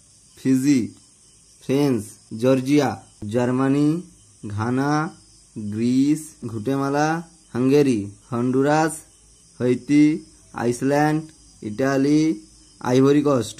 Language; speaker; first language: English; non-native, local second language; Hindi